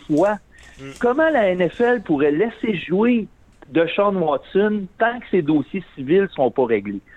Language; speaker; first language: French; native; French